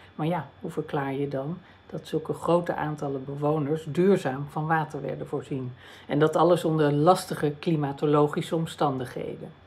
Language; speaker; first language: Dutch; native; Dutch